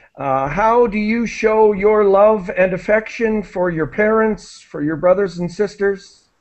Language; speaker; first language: English; native; English